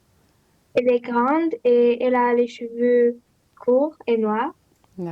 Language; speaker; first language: French; non-native, learner; Romanian